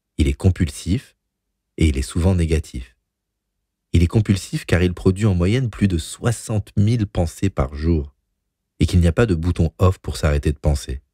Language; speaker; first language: French; native; French